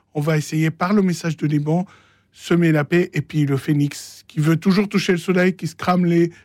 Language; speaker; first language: French; non-native, local second language; Arabic